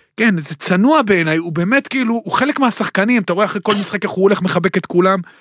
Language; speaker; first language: Hebrew; native; Hebrew